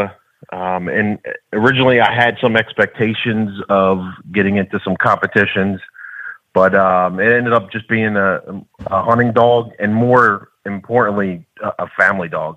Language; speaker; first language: English; native; English